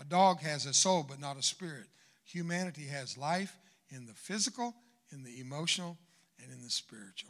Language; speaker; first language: English; early bilingual, other home language; Spanish